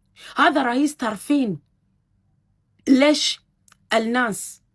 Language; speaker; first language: Arabic; non-native, learner; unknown